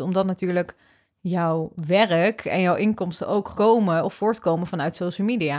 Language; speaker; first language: Dutch; native; Dutch